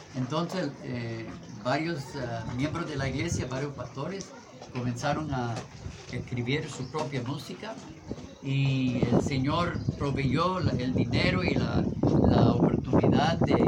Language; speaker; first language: Spanish; non-native, fluent; English